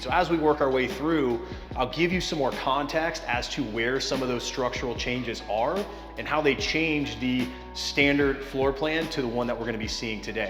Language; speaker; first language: English; native; English